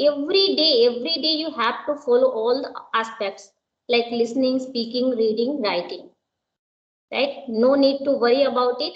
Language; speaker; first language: English; non-native, local second language; Hindi